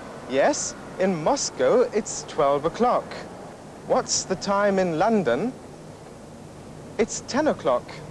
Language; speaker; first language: English; non-native, fluent; German